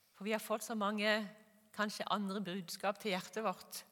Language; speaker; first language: Norwegian; native; Norwegian